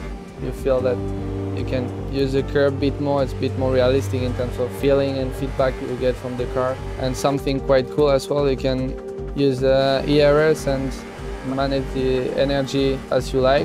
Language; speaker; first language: English; non-native, fluent; French